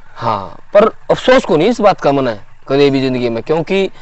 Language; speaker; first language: Hindi; native; Hindi